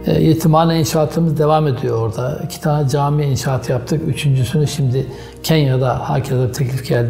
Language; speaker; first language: Turkish; native; Turkish